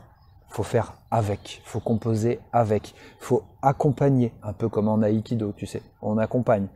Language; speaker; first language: French; native; French